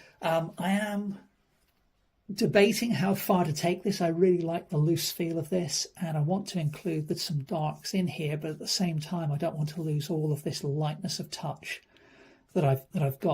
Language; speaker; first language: English; native; English